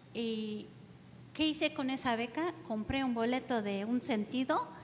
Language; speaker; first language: Spanish; early bilingual, heritage; Spanish